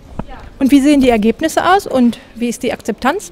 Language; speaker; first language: German; native; German